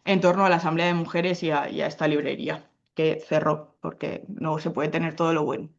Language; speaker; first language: Spanish; native; Spanish